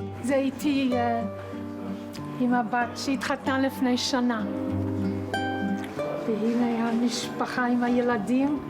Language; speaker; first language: Hebrew; non-native, fluent; English